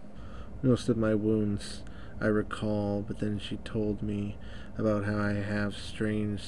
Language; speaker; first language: English; native; English